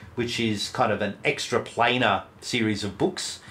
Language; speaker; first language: English; native; English